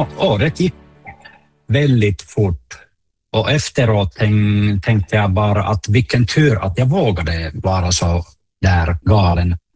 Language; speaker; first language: Swedish; non-native, local second language; Finnish